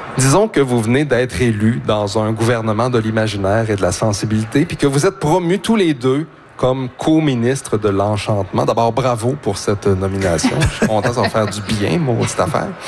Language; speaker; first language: French; native; French